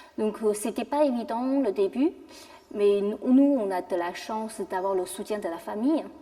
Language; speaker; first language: French; non-native, fluent; Chinese